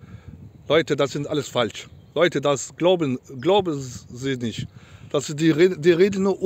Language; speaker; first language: German; non-native, learner; Turkish